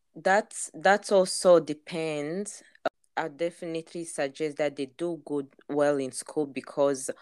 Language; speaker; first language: English; non-native, local second language; Kinyarwanda